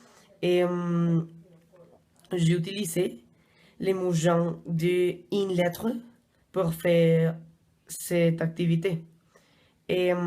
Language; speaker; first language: French; non-native, learner; Spanish